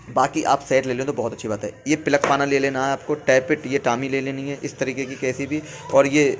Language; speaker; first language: Hindi; native; Hindi